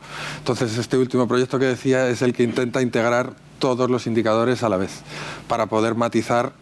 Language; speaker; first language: Spanish; native; Spanish